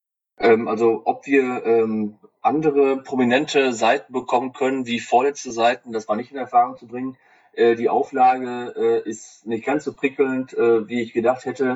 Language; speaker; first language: German; native; German